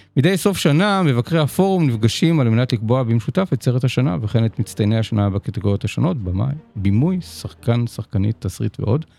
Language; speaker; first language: Hebrew; native; Hebrew